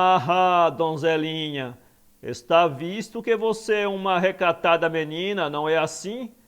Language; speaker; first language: Portuguese; native; Portuguese